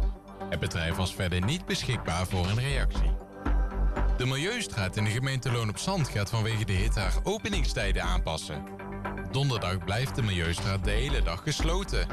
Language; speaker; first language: Dutch; native; Dutch